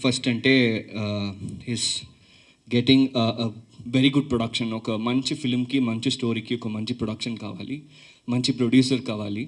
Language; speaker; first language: Telugu; early bilingual, heritage; Telugu